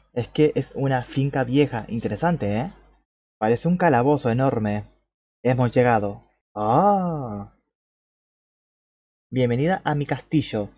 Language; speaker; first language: Spanish; native; Spanish